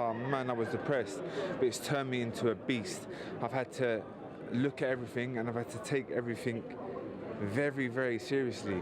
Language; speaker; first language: English; native; English